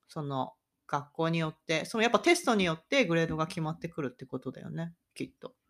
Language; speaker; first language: Japanese; native; Japanese